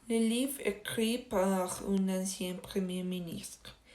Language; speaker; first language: French; non-native, learner; Spanish